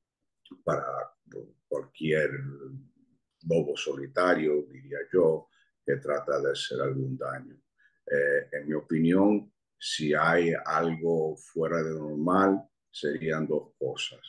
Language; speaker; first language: Spanish; early bilingual, heritage; Spanish